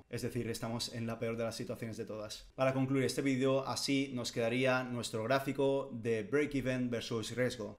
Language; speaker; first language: Spanish; native; Spanish